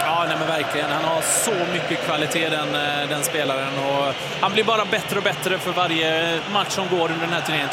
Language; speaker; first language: Swedish; native; Swedish